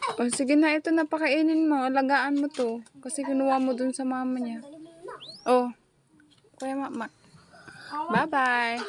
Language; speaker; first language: Filipino; non-native, local second language; Iloko